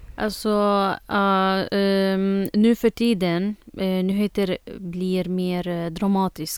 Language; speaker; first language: Swedish; non-native, fluent; Arabic